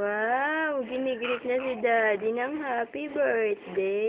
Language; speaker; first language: Filipino; native; Filipino